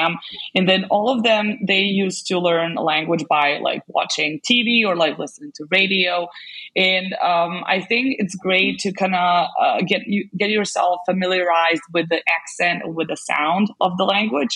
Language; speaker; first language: English; non-native, fluent; Serbian